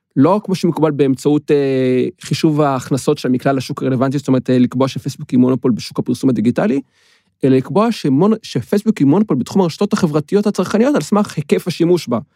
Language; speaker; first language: Hebrew; native; Hebrew